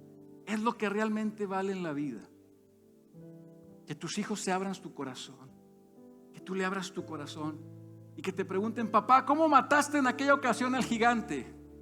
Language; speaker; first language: Spanish; native; Spanish